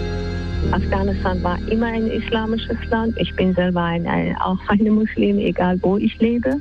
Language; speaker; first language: German; non-native, fluent; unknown